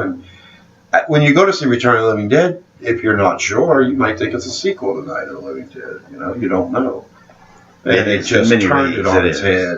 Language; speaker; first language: English; native; English